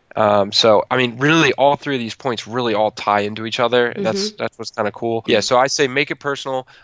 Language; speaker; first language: English; native; English